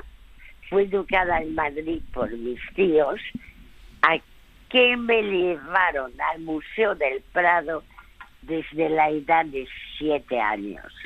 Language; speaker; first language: Spanish; early bilingual, other home language; French